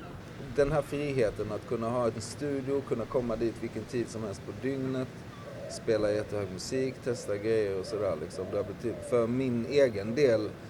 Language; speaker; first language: Swedish; native; Swedish